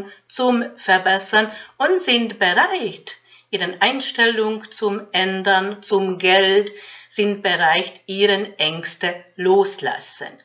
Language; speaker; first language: German; non-native, fluent; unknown